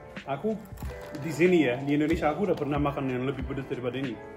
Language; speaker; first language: Indonesian; non-native, fluent; English